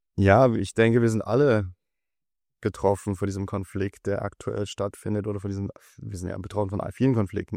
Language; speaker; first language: German; early bilingual, other home language; Russian